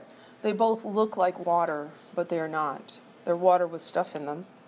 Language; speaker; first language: English; native; English